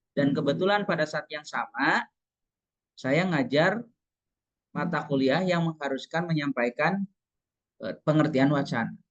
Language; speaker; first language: Indonesian; non-native, local second language; Sundanese